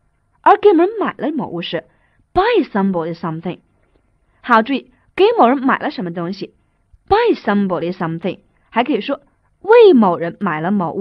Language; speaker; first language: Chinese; native; Chinese